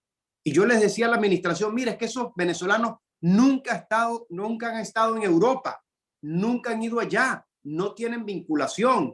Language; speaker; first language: Spanish; native; Spanish